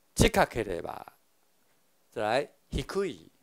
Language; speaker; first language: Japanese; non-native, fluent; Chinese